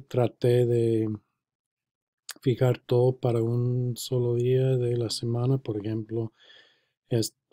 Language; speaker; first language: Spanish; non-native, fluent; English